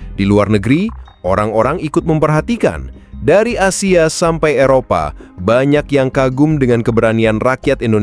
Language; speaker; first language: Indonesian; native; Indonesian